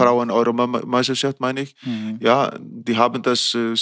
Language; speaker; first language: German; non-native, fluent; Icelandic